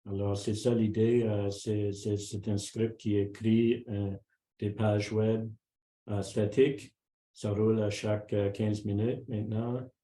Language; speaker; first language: French; non-native, local second language; English